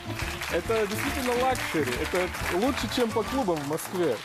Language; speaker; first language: Russian; non-native, learner; German